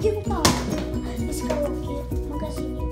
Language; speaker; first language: Russian; early bilingual, heritage; Russian